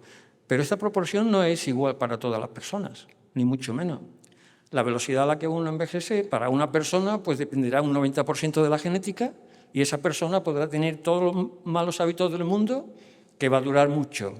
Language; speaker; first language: Spanish; native; Spanish